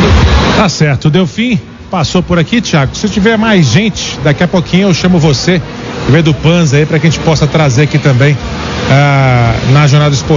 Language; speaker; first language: Portuguese; native; Portuguese